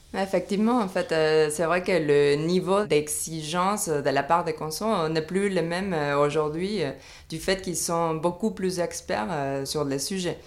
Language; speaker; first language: French; non-native, fluent; Spanish